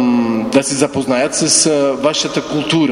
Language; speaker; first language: Bulgarian; non-native, fluent; French